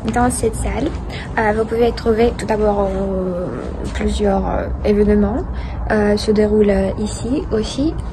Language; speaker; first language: French; non-native, fluent; Russian